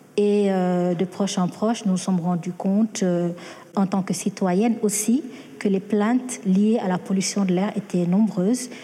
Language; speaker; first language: French; non-native, local second language; Wolof